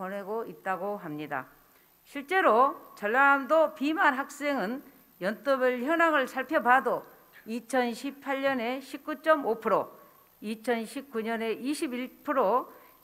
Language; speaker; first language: Korean; native; Korean